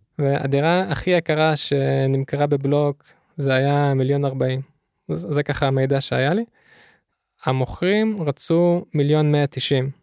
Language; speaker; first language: Hebrew; early bilingual, other home language; Russian